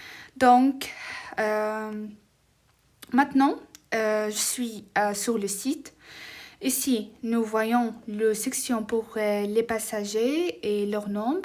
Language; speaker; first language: French; non-native, learner; Arabic